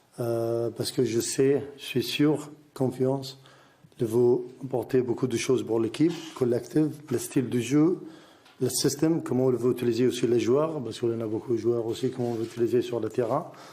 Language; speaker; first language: French; non-native, learner; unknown